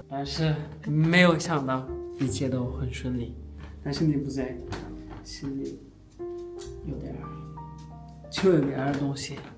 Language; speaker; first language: Chinese; non-native, local second language; Uyghur